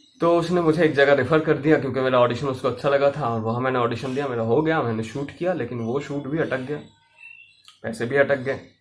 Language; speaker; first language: Hindi; non-native, local second language; Bangla